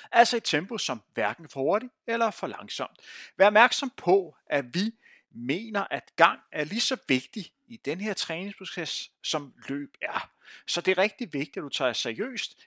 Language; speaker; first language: Danish; native; Danish